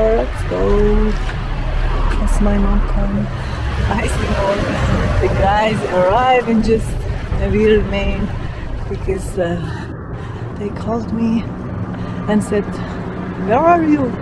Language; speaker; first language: English; non-native, learner; Kurdish